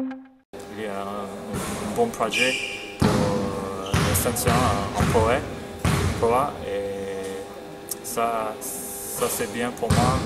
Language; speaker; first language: French; non-native, fluent; English